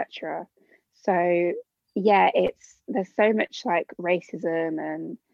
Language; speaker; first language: English; native; English